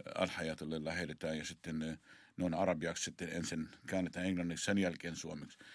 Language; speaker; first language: Finnish; non-native, fluent; Arabic